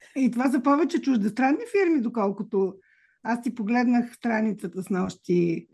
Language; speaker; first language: Bulgarian; native; Bulgarian